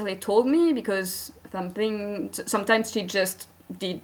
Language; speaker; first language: English; non-native, fluent; French